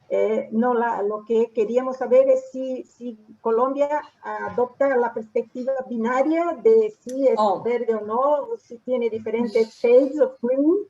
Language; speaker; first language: Spanish; non-native, fluent; Portuguese